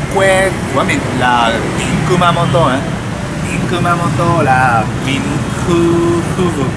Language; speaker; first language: Vietnamese; non-native, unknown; Japanese